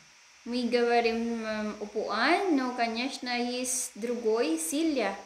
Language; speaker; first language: Russian; non-native, learner; Filipino